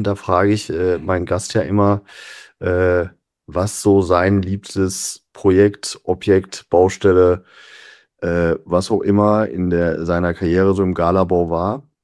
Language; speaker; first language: German; native; German